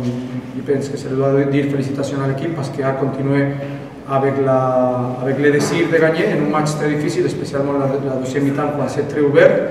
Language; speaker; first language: French; non-native, learner; Spanish